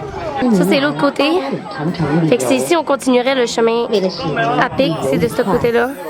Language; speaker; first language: French; native; French